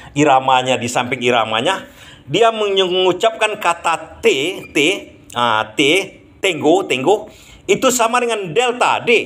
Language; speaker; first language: Indonesian; non-native, local second language; Minangkabau